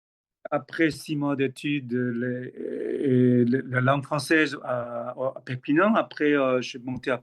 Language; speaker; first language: French; non-native, fluent; Korean